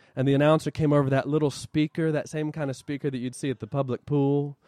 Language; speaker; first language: English; native; English